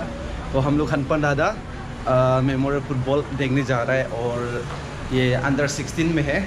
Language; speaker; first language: Hindi; non-native, local second language; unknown